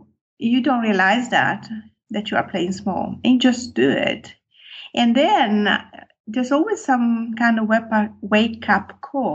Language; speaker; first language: English; non-native, fluent; Italian